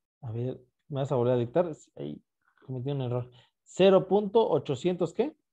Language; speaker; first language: Spanish; native; Spanish